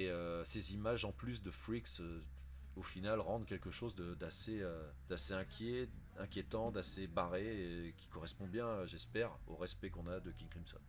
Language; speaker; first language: French; native; French